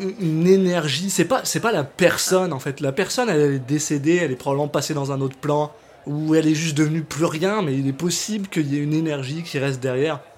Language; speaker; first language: French; native; French